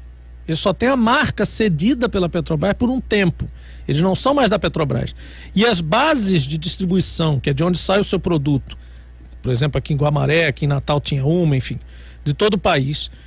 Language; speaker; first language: Portuguese; native; Portuguese